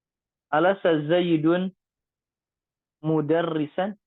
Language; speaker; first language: Arabic; non-native, fluent; Indonesian